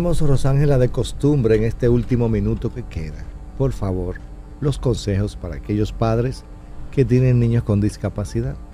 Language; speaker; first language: Spanish; native; Spanish